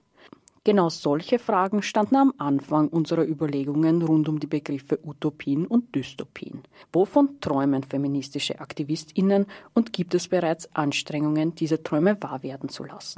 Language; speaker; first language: German; native; German